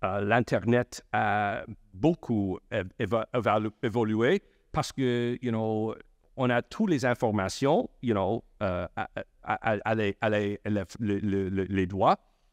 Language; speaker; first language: French; non-native, local second language; English